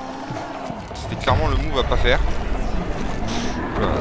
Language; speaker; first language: French; native; French